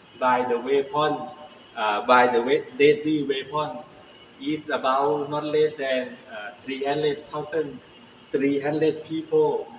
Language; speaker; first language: English; non-native, learner; Thai